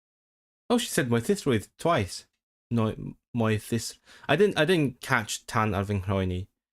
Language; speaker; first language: Welsh; non-native, learner; Cantonese